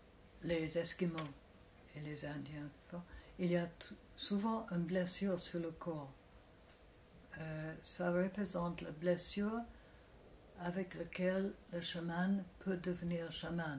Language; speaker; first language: French; non-native, fluent; English